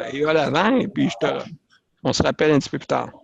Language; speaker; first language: French; native; French